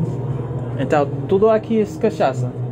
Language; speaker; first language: Portuguese; non-native, learner; English